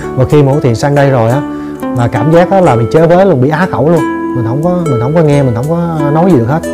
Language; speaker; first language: Vietnamese; native; Vietnamese